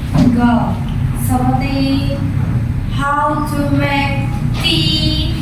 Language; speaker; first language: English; non-native, learner; Indonesian